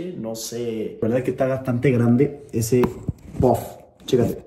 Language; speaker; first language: Spanish; native; Spanish